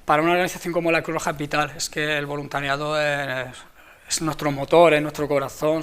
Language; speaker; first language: Spanish; native; Spanish